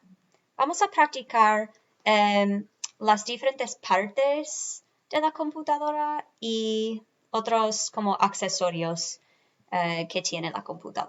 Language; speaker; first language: Spanish; non-native, fluent; English